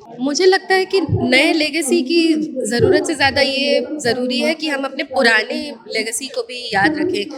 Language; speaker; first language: Hindi; native; Hindi